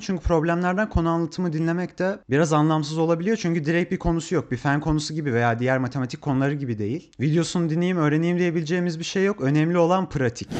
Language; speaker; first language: Turkish; native; Turkish